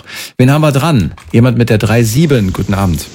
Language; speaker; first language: German; native; German